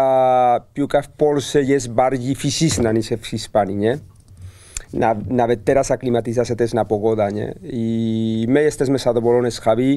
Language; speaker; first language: Polish; non-native, learner; Spanish